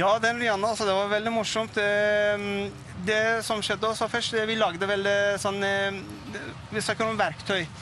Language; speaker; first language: Norwegian; non-native, fluent; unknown